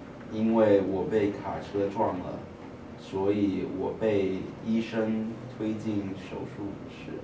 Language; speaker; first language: Chinese; non-native, learner; English